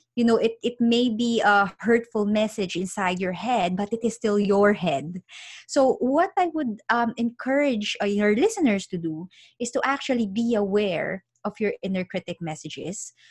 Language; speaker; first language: English; non-native, local second language; Filipino